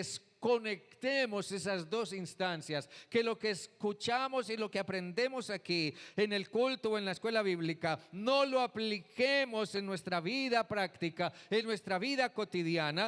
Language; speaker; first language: Spanish; native; Spanish